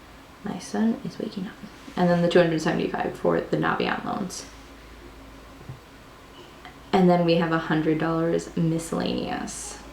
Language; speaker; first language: English; native; English